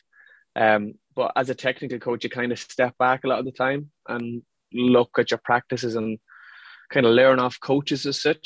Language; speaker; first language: English; native; English